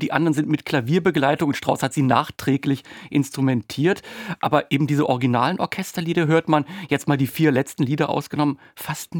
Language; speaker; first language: German; native; German